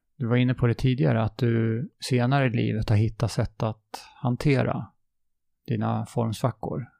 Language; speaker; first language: Swedish; native; Swedish